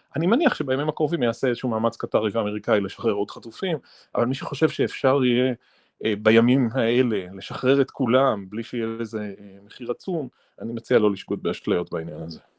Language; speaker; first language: Hebrew; native; Hebrew